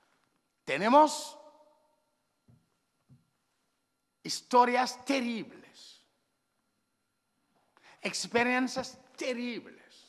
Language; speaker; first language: Spanish; non-native, learner; Wolof